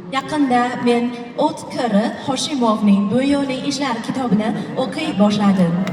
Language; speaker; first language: Uzbek; non-native, fluent; Chinese